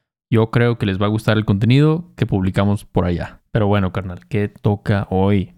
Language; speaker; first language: Spanish; native; Spanish